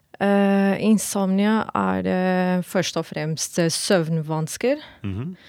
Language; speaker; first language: Norwegian; non-native, fluent; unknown